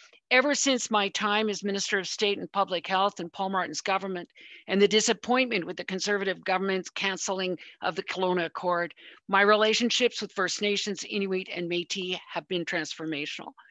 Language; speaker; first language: English; native; English